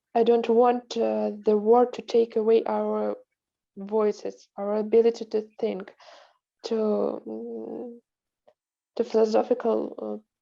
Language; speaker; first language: English; non-native, fluent; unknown